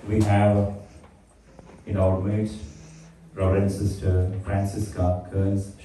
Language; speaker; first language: English; non-native, local second language; Malayalam